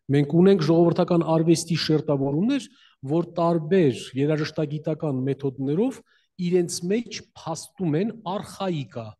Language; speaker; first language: Armenian; native; Armenian